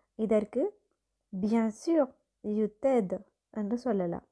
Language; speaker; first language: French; non-native, fluent; Tamil